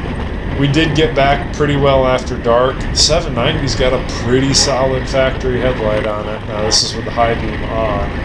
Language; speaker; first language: English; native; English